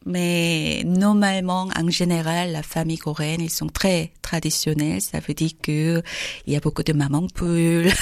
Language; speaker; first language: French; non-native, learner; Korean